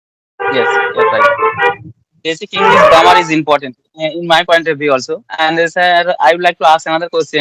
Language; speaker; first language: English; non-native, learner; Bangla